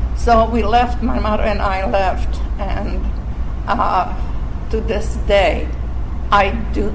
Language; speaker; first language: English; non-native, fluent; Slovak